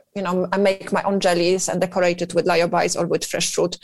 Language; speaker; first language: English; non-native, fluent; Polish